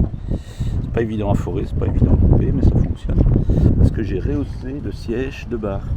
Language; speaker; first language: French; native; French